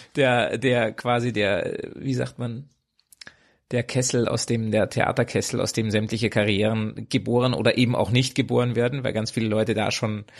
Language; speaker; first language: German; native; German